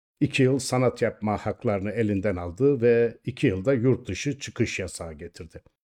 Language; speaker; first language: Turkish; native; Turkish